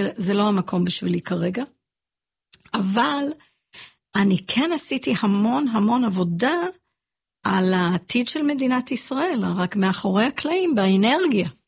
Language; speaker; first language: Hebrew; early bilingual, other home language; English